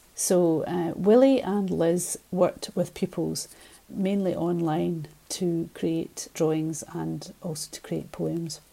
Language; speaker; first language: English; native; English